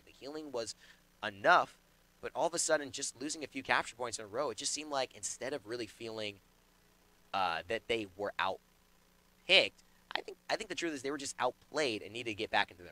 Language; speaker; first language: English; native; English